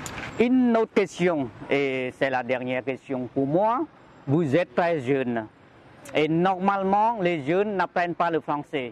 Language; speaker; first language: French; non-native, fluent; Khmer